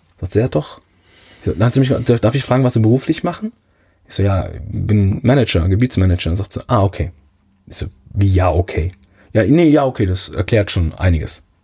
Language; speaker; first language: German; early bilingual, other home language; Italian